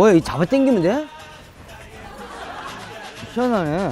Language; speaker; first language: Korean; native; Korean